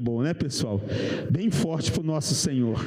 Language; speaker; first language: Portuguese; native; Portuguese